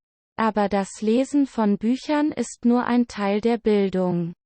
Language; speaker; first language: German; non-native, learner; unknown